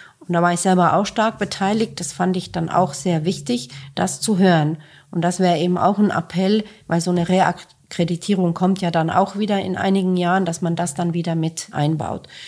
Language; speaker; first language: German; non-native, fluent; Finnish